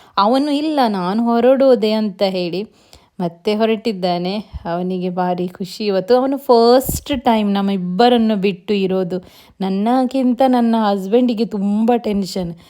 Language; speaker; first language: Kannada; non-native, local second language; Konkani